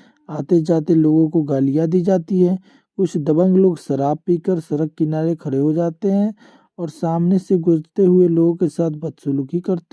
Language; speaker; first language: Hindi; native; Hindi